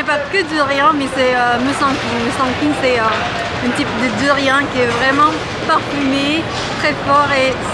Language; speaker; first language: French; non-native, fluent; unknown